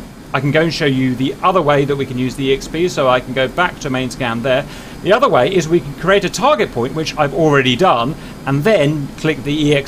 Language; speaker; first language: English; native; English